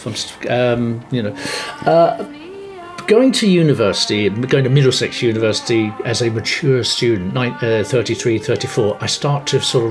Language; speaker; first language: English; native; English